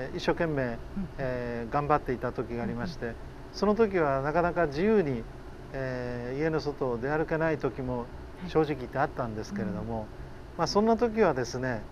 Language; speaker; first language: Japanese; native; Japanese